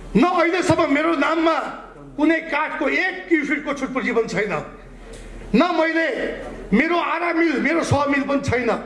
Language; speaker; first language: Nepali; native; Nepali